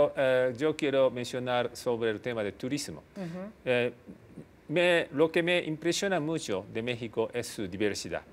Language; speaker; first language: Spanish; non-native, fluent; Japanese